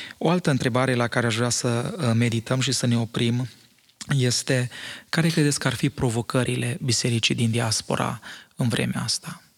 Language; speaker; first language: Romanian; native; Romanian